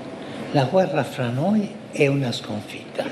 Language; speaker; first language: Italian; non-native, fluent; Spanish